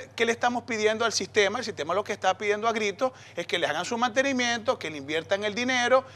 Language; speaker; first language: Spanish; native; Spanish